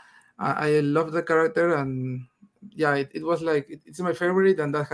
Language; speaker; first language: English; non-native, fluent; Spanish